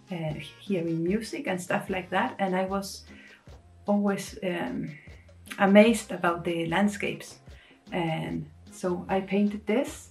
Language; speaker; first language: English; non-native, fluent; Spanish